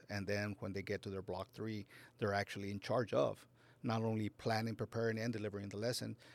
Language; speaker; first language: English; native; English